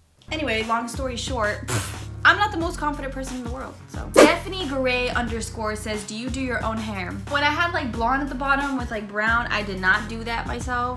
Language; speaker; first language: English; early bilingual, other home language; Spanish